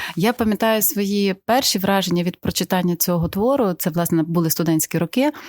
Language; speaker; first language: Ukrainian; native; Ukrainian